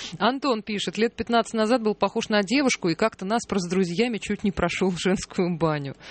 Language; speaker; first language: Russian; native; Russian